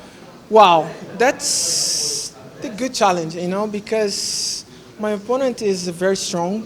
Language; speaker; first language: English; non-native, learner; Portuguese